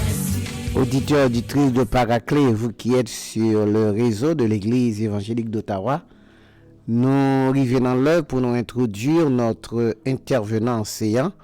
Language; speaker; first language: French; non-native, local second language; Haitian Creole